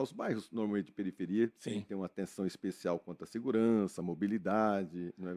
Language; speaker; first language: Portuguese; native; Portuguese